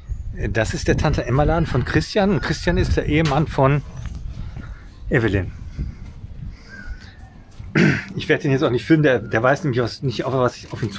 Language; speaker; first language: German; native; German